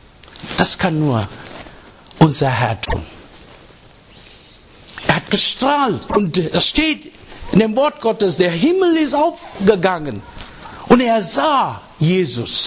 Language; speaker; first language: German; non-native, fluent; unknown